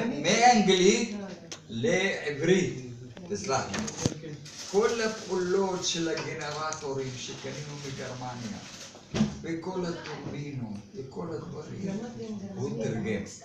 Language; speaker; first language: Hebrew; non-native, fluent; Arabic